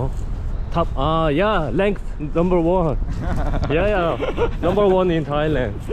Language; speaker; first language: English; non-native, learner; Korean